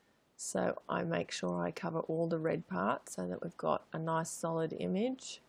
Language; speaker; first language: English; native; English